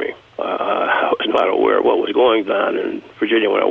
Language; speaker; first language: English; native; English